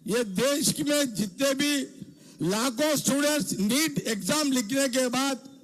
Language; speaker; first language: Hindi; non-native, local second language; Telugu